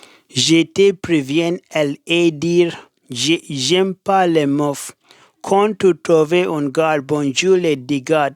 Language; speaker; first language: French; non-native, learner; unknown